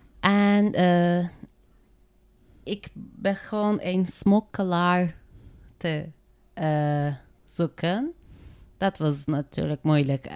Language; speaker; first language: Dutch; non-native, learner; Turkish